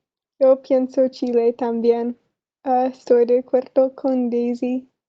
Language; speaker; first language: Spanish; non-native, learner; English